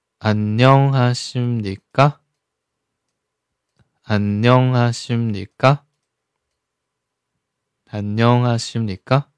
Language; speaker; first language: Korean; non-native, fluent; Chinese